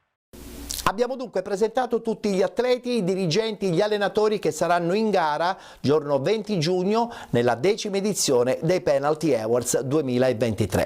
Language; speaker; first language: Italian; native; Italian